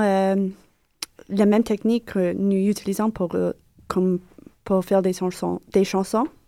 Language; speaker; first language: French; non-native, learner; English